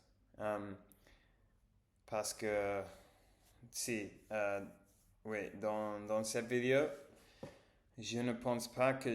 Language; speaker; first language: French; non-native, learner; English